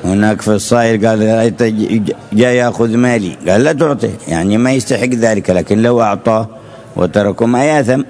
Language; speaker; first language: Arabic; native; Arabic